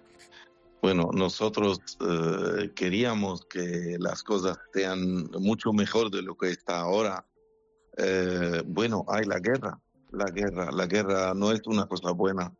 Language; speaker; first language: Spanish; non-native, fluent; Arabic